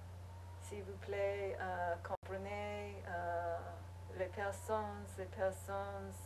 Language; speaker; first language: French; non-native, learner; English